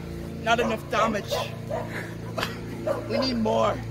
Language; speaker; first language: English; native; English